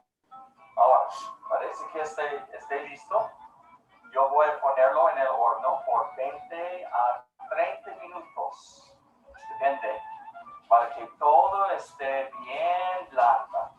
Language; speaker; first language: Spanish; non-native, learner; English